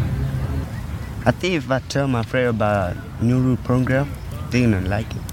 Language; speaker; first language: English; non-native, fluent; Thai